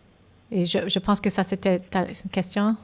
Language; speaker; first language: French; non-native, local second language; English